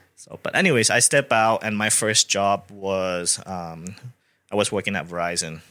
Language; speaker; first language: English; non-native, fluent; Thai